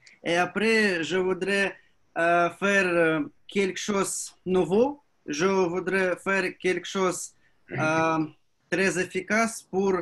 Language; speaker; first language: French; non-native, learner; Russian